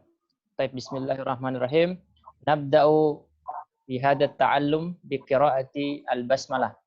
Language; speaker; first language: Arabic; non-native, fluent; Indonesian